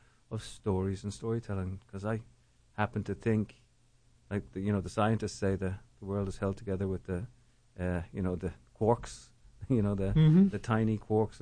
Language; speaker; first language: English; native; English